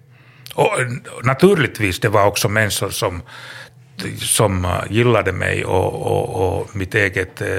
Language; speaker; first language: Swedish; non-native, learner; Finnish